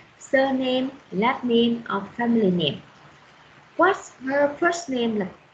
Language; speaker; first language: English; non-native, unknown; Vietnamese